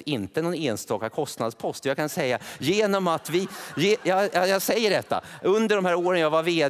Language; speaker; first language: Swedish; native; Swedish